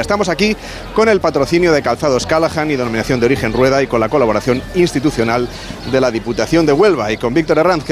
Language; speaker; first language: Spanish; native; Spanish